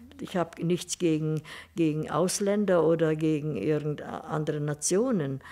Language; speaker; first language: German; early bilingual, heritage; German